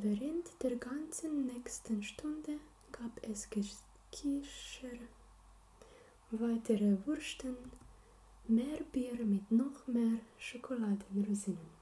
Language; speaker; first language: German; non-native, learner; Slovenian